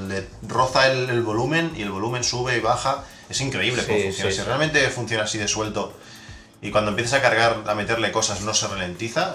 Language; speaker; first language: Spanish; native; Spanish